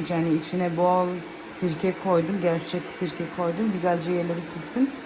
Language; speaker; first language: Turkish; early bilingual, heritage; Turkish